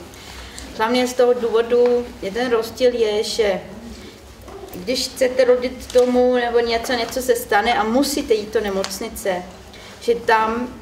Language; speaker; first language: Czech; non-native, learner; German